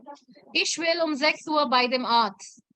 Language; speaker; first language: German; non-native, learner; Hindi